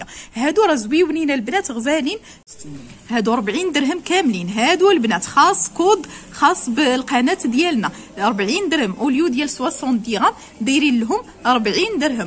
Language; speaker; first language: Arabic; native; Arabic